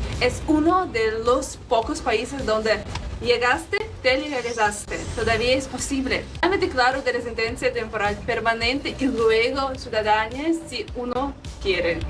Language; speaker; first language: Spanish; non-native, fluent; Russian